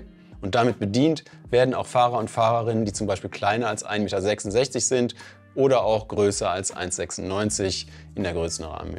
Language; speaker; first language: German; native; German